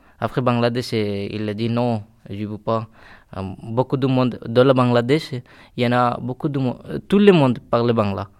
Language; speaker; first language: French; non-native, learner; Bangla